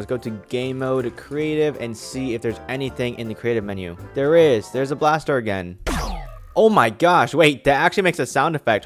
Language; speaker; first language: English; native; English